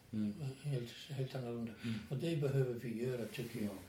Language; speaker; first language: Swedish; non-native, fluent; English